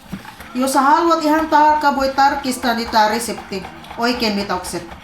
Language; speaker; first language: Finnish; non-native, learner; Filipino